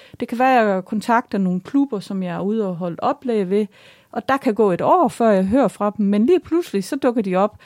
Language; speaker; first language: Danish; native; Danish